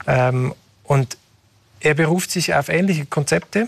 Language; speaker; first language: German; native; German